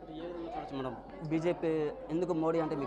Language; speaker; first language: Telugu; native; Telugu